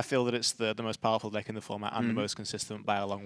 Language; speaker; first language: English; native; English